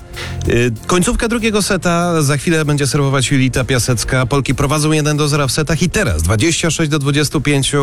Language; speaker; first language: Polish; native; Polish